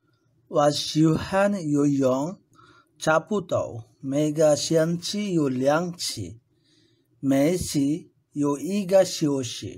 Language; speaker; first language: Chinese; non-native, learner; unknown